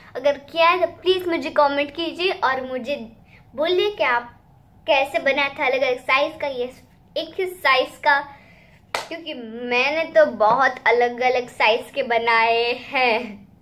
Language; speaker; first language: Hindi; non-native, local second language; Gujarati